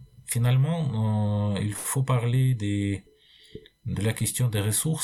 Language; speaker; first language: French; non-native, fluent; Russian